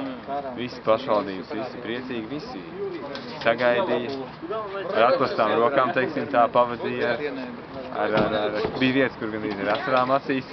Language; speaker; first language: Latvian; non-native, local second language; Russian